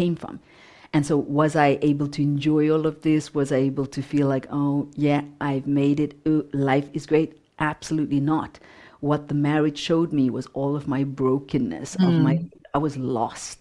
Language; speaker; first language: English; non-native, local second language; Shona